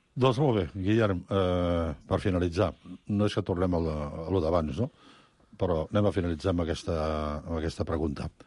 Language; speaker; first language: Catalan; native; Catalan